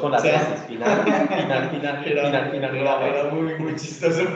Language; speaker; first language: Spanish; native; Spanish